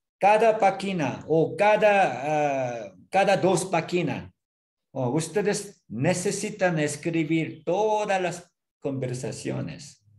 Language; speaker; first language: Spanish; non-native, learner; Korean